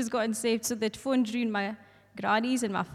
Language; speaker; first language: English; native; English